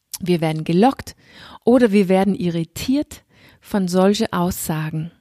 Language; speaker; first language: German; non-native, fluent; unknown